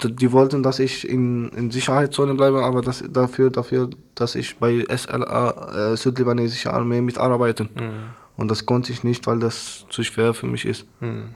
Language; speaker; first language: German; non-native, learner; Arabic